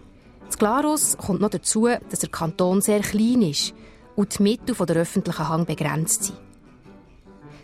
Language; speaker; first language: German; native; German